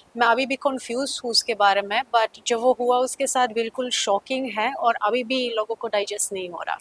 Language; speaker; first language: Hindi; non-native, fluent; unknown